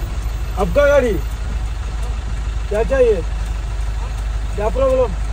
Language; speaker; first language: Hindi; non-native, local second language; Malayalam